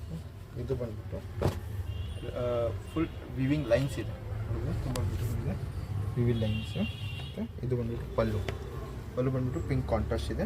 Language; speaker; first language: Kannada; non-native, local second language; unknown